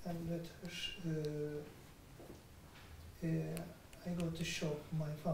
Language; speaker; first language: English; non-native, learner; Turkish